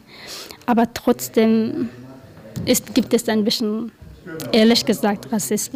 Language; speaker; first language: German; non-native, learner; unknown